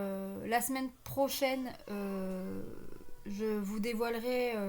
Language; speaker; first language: French; native; French